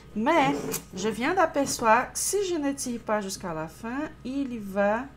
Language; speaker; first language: French; non-native, fluent; Portuguese